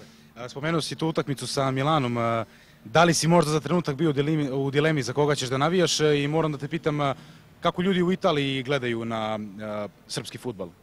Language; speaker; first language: Serbian; native; Serbian